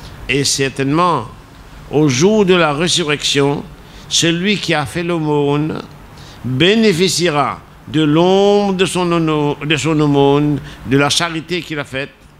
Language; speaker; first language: French; non-native, local second language; Morisyen